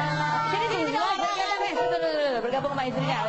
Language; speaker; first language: Indonesian; native; Indonesian